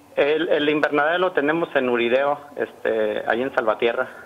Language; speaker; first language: Spanish; native; Spanish